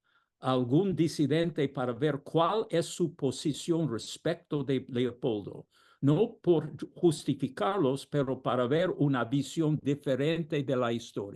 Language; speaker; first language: Spanish; non-native, fluent; English